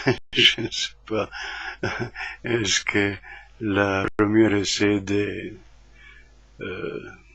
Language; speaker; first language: French; non-native, fluent; Croatian